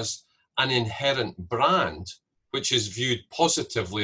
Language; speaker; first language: English; native; English